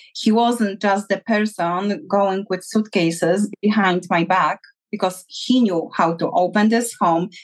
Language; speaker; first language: English; non-native, fluent; Polish